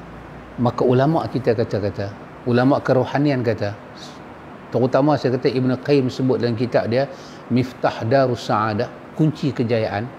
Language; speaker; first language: Malay; native; Malay